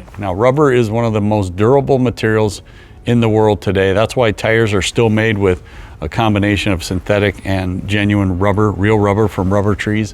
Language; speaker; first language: English; native; English